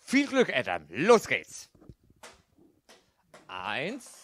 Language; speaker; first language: German; native; German